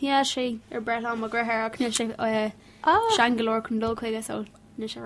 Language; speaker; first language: Irish; non-native, local second language; English